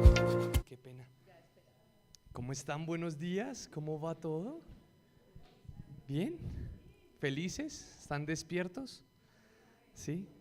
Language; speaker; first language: Spanish; native; Spanish